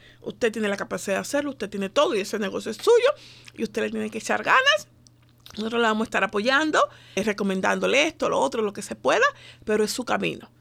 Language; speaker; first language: Spanish; native; Spanish